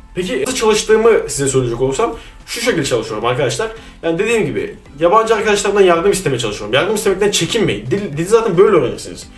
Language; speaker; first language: Turkish; native; Turkish